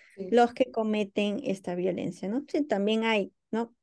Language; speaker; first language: Spanish; native; Spanish